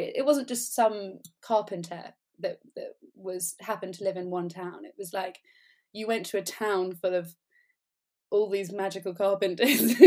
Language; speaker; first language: English; native; English